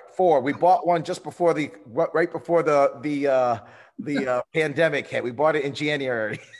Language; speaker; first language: English; early bilingual, other home language; Spanish